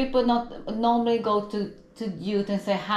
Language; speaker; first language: English; non-native, learner; Swedish